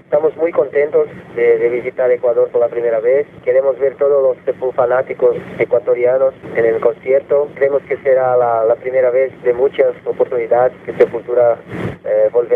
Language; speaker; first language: Spanish; non-native, fluent; Portuguese